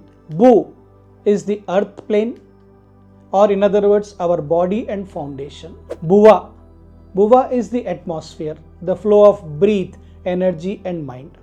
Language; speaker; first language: English; non-native, local second language; Telugu